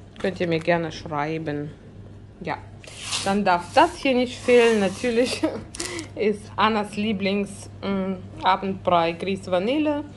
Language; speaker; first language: German; early bilingual, other home language; Russian